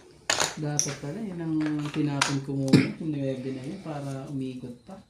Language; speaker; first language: Filipino; native; Filipino